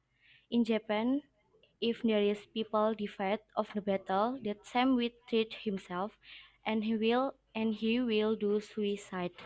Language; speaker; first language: English; non-native, learner; Indonesian